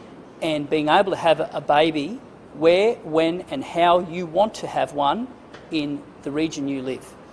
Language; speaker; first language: English; native; English